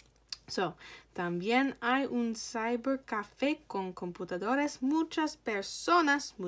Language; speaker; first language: Spanish; non-native, fluent; English